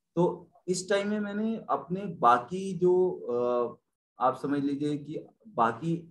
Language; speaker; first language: Hindi; native; Hindi